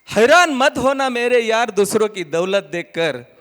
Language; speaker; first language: Hindi; non-native, local second language; Marathi